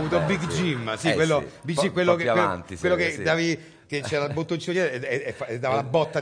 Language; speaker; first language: Italian; native; Italian